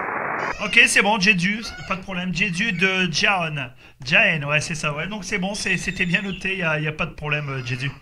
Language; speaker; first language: French; native; French